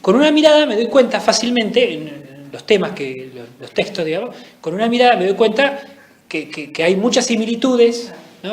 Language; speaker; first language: Spanish; native; Spanish